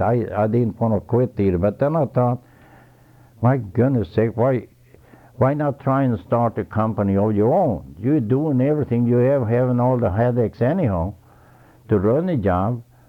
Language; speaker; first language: English; non-native, fluent; Swedish